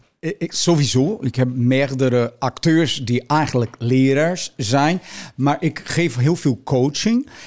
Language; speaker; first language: Dutch; non-native, fluent; Portuguese